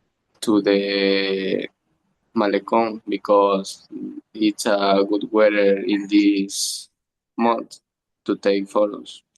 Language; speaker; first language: English; non-native, learner; Spanish